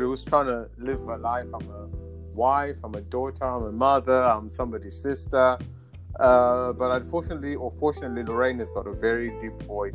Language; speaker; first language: English; non-native, local second language; Shona